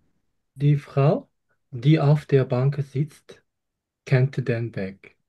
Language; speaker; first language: German; non-native, learner; Korean